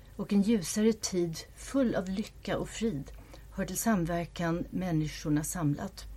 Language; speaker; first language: Swedish; non-native, fluent; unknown